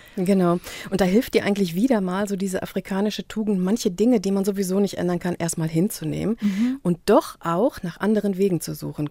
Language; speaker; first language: German; native; German